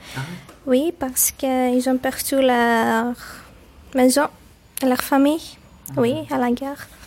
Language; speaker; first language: French; non-native, learner; Greek